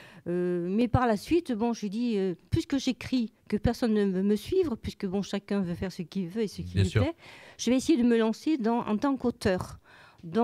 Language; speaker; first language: French; native; French